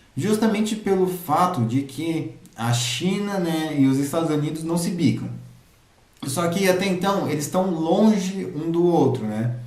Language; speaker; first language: Portuguese; native; Portuguese